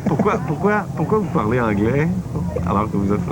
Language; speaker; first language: French; native; French